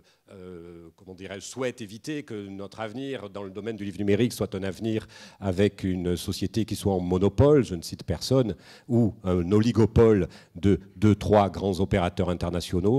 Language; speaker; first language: French; native; French